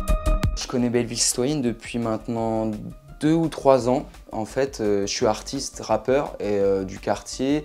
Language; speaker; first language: French; native; French